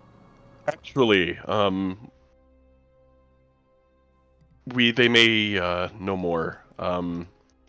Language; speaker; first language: English; native; English